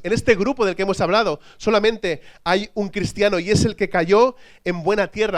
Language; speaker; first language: Spanish; native; Spanish